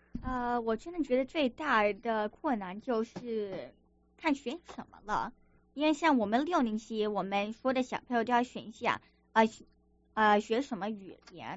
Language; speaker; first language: Chinese; early bilingual, other home language; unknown